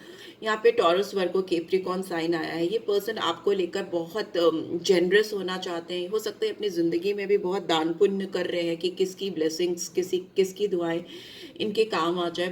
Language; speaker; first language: Hindi; native; Hindi